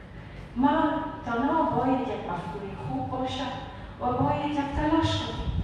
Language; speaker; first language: Persian; non-native, learner; Arabic